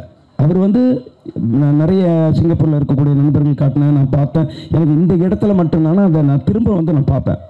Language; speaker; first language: Tamil; native; Tamil